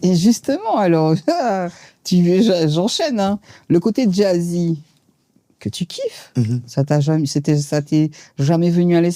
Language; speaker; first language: French; native; French